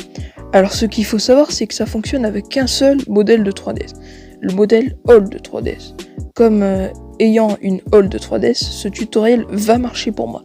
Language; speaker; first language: French; native; French